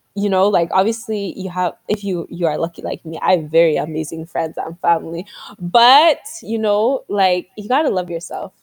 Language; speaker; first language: English; native; English